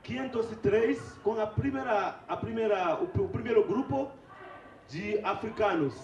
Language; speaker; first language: Portuguese; non-native, fluent; Haitian Creole